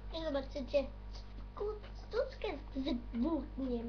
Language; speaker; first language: Polish; native; Polish